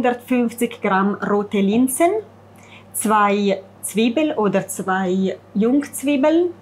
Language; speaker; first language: German; non-native, fluent; Italian